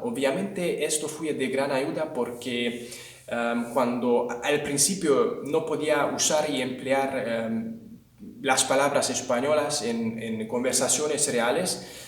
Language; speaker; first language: Spanish; non-native, fluent; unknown